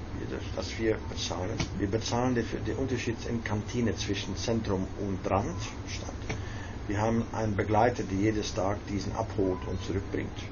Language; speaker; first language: German; non-native, fluent; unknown